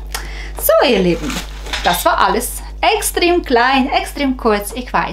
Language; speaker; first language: German; non-native, fluent; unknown